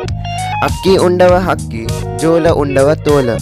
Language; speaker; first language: Kannada; native; Kannada